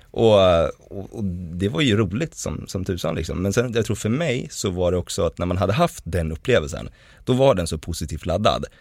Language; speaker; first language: Swedish; native; Swedish